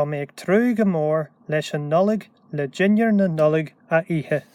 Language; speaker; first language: Irish; non-native, local second language; English